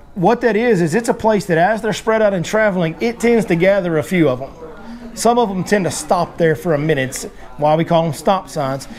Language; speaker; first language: English; native; English